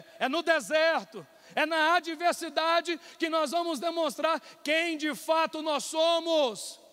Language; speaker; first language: Portuguese; native; Portuguese